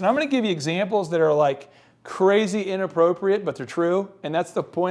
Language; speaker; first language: English; native; English